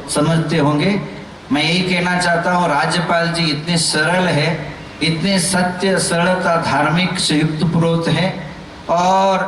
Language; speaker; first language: Hindi; non-native, local second language; Kannada